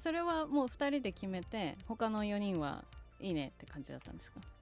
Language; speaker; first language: Japanese; native; Japanese